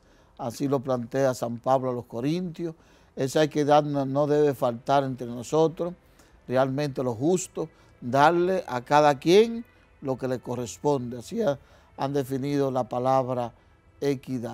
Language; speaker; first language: Spanish; native; Spanish